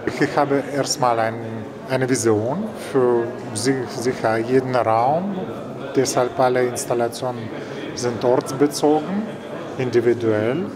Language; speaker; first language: German; non-native, fluent; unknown